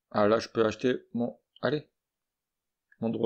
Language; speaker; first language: French; native; French